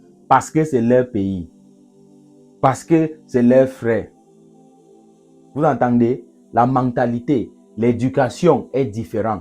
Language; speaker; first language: French; non-native, local second language; English